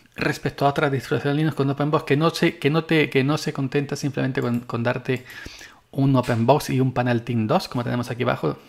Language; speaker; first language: Spanish; native; Spanish